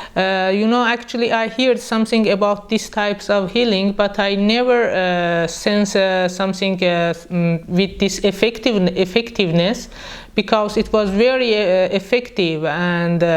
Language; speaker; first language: English; non-native, learner; Persian